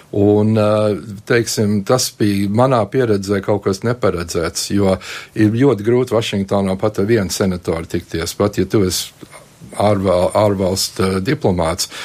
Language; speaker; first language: Latvian; native; Latvian